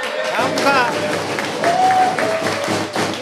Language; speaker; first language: Indonesian; non-native, fluent; Spanish